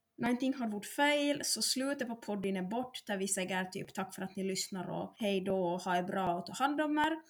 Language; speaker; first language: Swedish; native; Swedish